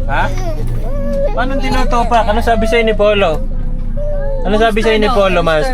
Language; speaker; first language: Filipino; native; Filipino